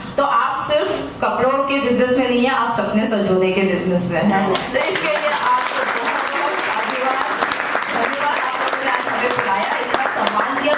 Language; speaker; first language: Hindi; native; Hindi